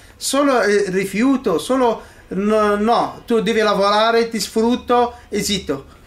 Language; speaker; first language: Italian; non-native, fluent; Arabic